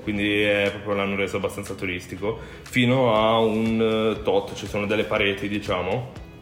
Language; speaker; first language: Italian; early bilingual, other home language; Romanian